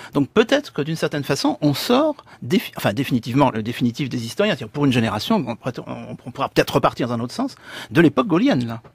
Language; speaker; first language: French; native; French